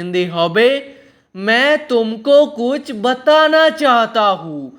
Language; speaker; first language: Hindi; non-native, local second language; Bangla